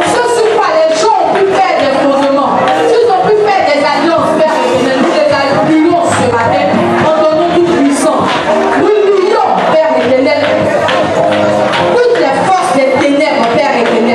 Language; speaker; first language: French; non-native, local second language; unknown